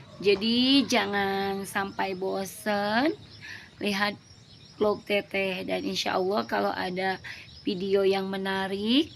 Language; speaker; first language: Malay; non-native, local second language; Sundanese